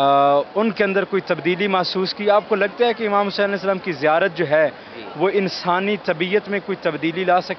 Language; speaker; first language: Urdu; native; Urdu